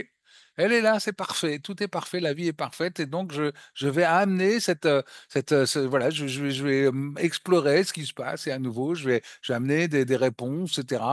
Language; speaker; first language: French; native; French